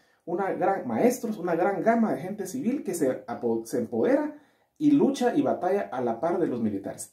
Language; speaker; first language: Spanish; native; Spanish